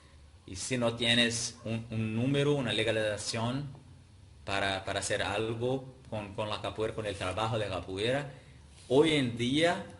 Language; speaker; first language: Spanish; non-native, fluent; Portuguese